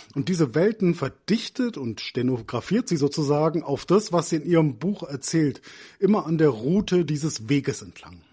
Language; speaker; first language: German; native; German